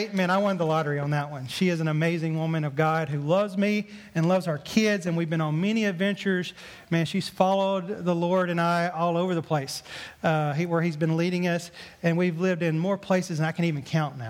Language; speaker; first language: English; native; English